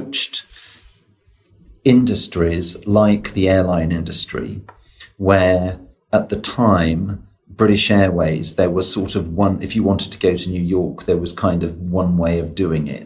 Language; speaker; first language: English; native; English